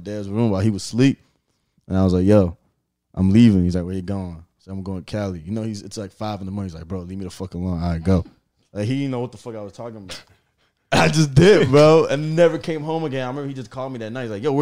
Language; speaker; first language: English; native; English